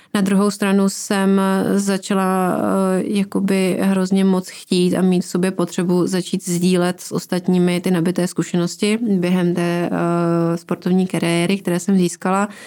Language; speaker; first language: Czech; native; Czech